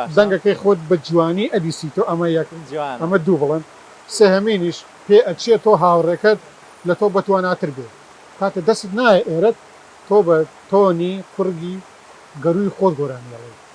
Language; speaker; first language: Central Kurdish; non-native, local second language; Gurani